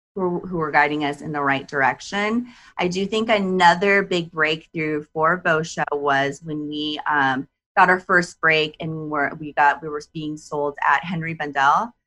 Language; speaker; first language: English; non-native, fluent; Japanese